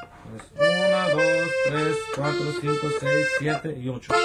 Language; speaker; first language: Spanish; native; Spanish